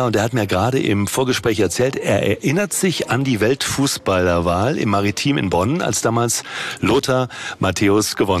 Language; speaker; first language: German; native; German